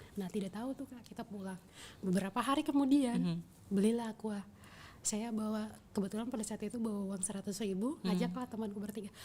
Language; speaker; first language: Indonesian; native; Indonesian